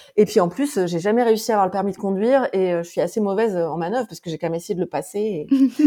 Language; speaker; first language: French; native; French